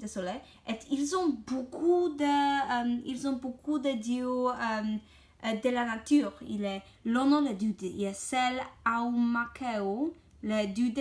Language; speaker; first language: French; non-native, learner; English